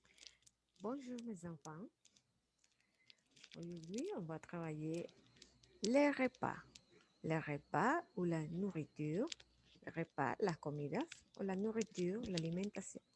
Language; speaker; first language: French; non-native, fluent; Spanish